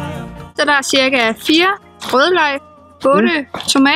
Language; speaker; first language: Danish; native; Danish